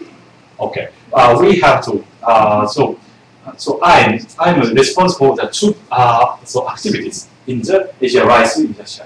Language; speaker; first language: English; non-native, fluent; Japanese